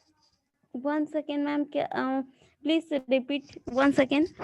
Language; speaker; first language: English; non-native, learner; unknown